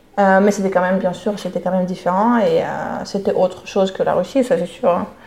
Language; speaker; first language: French; non-native, fluent; Russian